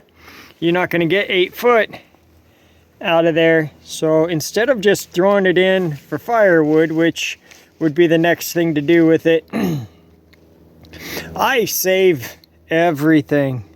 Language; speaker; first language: English; native; English